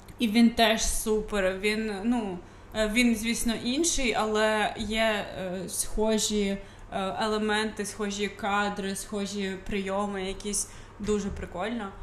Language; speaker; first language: Ukrainian; non-native, local second language; Russian